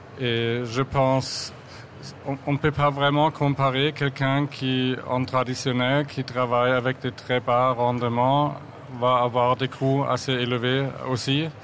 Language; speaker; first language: French; non-native, fluent; German